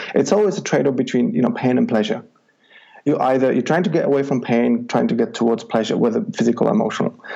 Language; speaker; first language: English; non-native, fluent; Czech